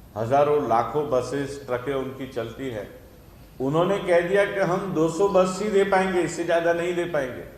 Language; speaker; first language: Hindi; non-native, local second language; Marathi